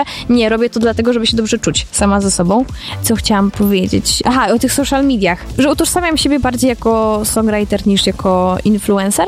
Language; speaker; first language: Polish; native; Polish